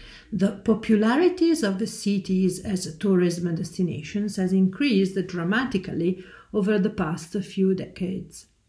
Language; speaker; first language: English; non-native, fluent; Italian